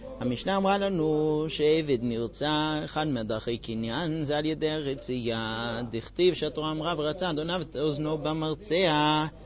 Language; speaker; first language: Hebrew; non-native, fluent; English